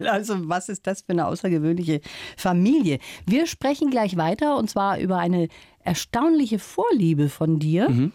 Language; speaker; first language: German; native; German